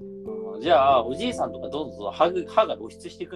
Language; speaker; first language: Japanese; native; Japanese